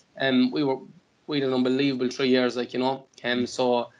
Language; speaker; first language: English; native; English